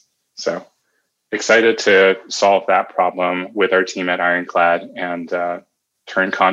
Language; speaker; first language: English; native; English